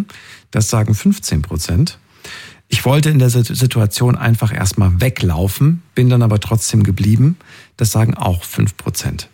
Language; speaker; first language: German; native; German